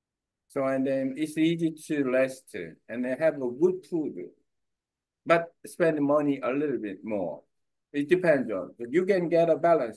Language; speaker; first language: English; non-native, learner; Korean